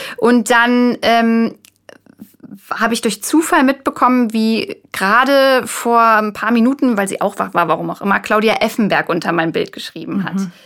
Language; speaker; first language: German; native; German